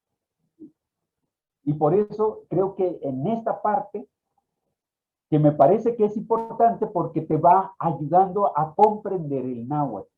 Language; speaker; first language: Spanish; native; Spanish